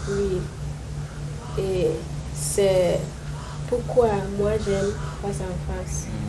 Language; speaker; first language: French; non-native, learner; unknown